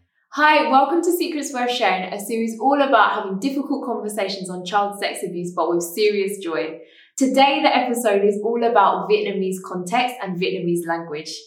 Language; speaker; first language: English; native; English